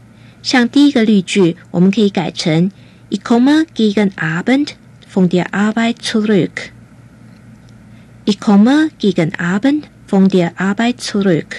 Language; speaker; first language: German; non-native, fluent; Chinese